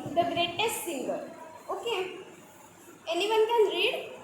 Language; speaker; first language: English; non-native, local second language; Marathi